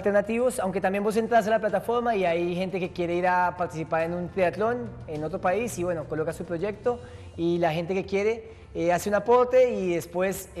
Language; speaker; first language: Spanish; native; Spanish